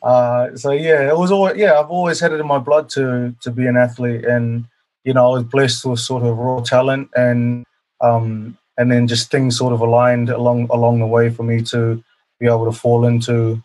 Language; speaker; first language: English; native; English